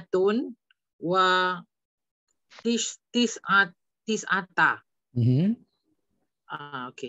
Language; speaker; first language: Arabic; non-native, learner; Malay